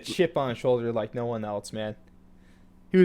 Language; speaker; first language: English; native; English